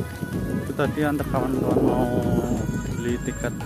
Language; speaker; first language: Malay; non-native, local second language; Javanese